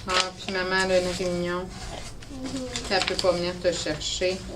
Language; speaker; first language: French; native; French